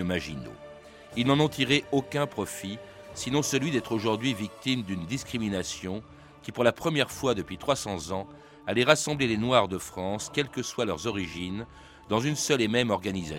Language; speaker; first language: French; native; French